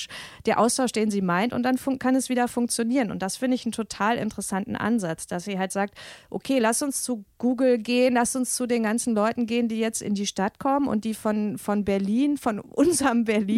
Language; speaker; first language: German; native; German